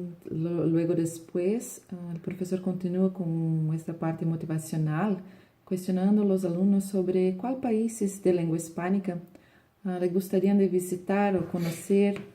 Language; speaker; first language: Spanish; non-native, learner; Portuguese